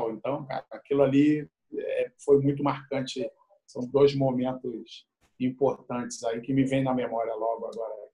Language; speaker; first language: Portuguese; native; Portuguese